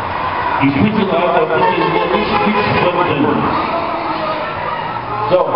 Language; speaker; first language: German; native; German